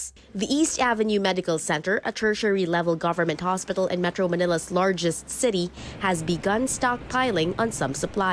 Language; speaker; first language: English; non-native, local second language; Filipino